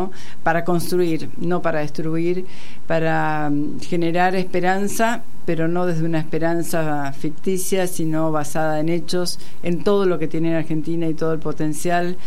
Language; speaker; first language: Spanish; native; Spanish